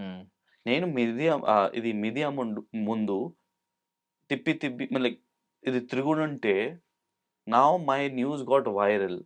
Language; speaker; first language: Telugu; non-native, local second language; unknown